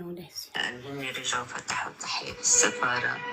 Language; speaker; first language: Arabic; native; Arabic